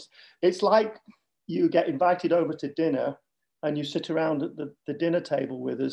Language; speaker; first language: English; native; English